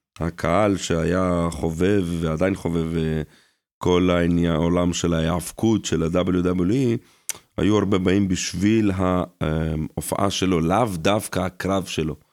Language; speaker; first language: Hebrew; early bilingual, other home language; Russian